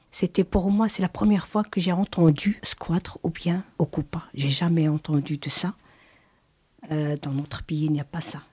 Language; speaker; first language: French; non-native, learner; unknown